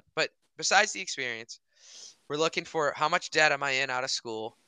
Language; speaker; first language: English; early bilingual, other home language; Hindi